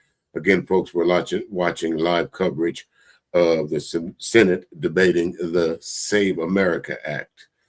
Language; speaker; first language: English; native; English